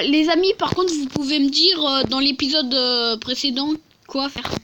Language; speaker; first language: French; native; French